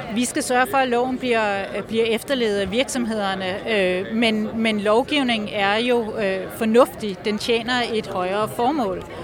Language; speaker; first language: Danish; native; Danish